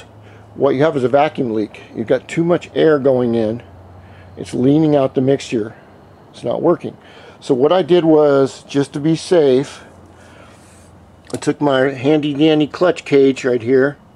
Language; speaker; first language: English; native; English